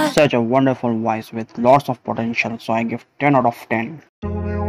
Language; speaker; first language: English; non-native, fluent; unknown